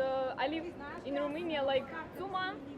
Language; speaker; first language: English; non-native, learner; Ukrainian